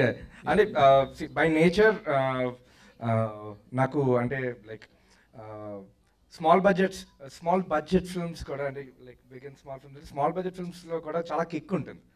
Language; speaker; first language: Telugu; native; Telugu